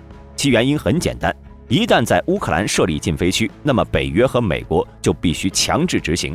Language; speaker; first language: Chinese; native; Chinese